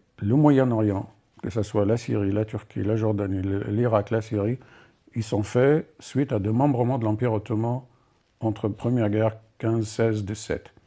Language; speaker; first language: French; non-native, fluent; Arabic